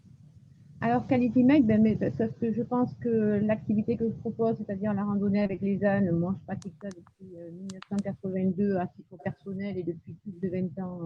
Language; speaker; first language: French; native; French